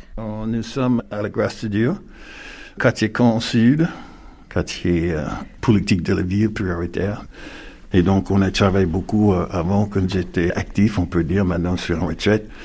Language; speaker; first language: French; non-native, fluent; English